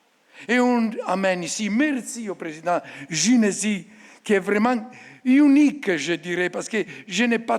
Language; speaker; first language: French; non-native, fluent; Italian